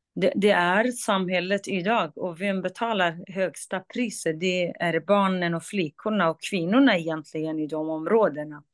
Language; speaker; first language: Swedish; non-native, fluent; Kurdish